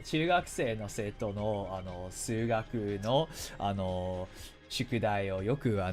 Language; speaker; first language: Japanese; non-native, learner; English